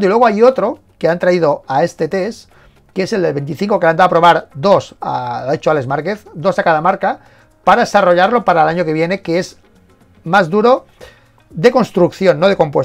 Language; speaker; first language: Spanish; native; Spanish